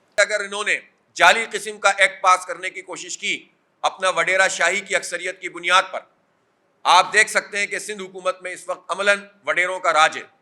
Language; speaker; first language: Urdu; native; Urdu